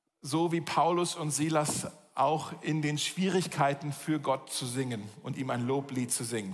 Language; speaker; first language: German; native; German